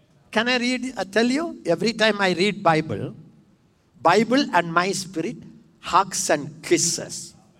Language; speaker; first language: English; non-native, local second language; Tamil